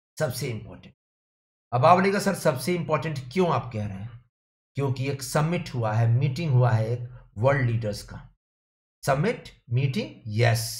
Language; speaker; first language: Hindi; native; Hindi